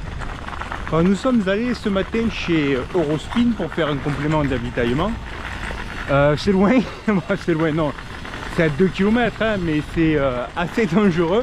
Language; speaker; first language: French; native; French